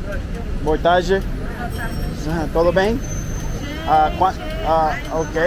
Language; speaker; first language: Portuguese; non-native, learner; English